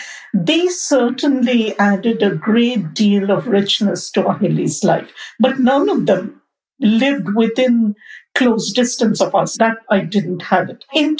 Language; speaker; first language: English; non-native, local second language; Bangla